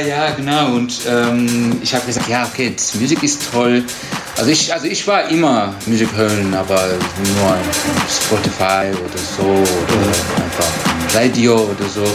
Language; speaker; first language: German; non-native, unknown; Turkish